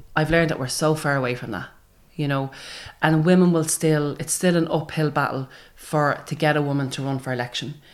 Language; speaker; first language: English; native; English